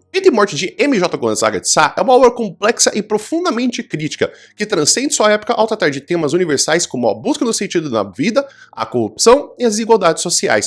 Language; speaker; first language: Portuguese; native; Portuguese